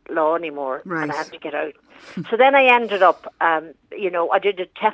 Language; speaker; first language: English; native; English